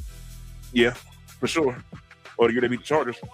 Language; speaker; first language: English; native; English